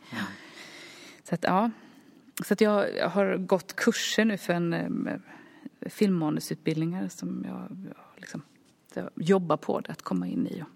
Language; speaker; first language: Swedish; early bilingual, other home language; Finnish